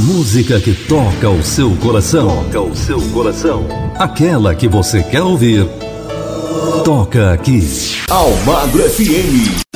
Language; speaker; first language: Portuguese; native; Portuguese